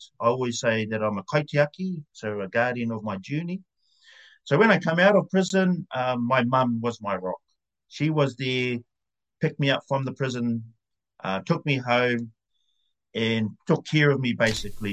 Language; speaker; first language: English; native; English